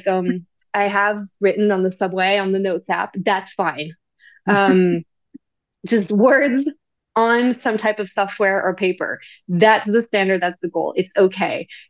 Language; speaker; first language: English; non-native, fluent; French